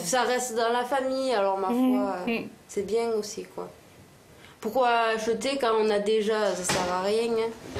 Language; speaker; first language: French; native; French